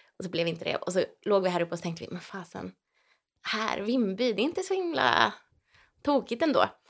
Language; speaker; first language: Swedish; native; Swedish